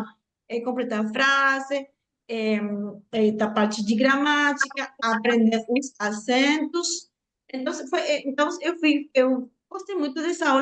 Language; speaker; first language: Portuguese; non-native, learner; Spanish